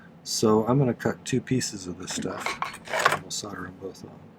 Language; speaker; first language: English; native; English